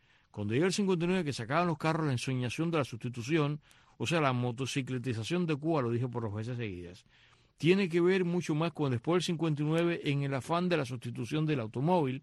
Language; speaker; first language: Spanish; native; Spanish